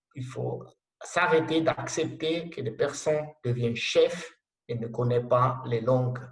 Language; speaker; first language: French; non-native, local second language; Italian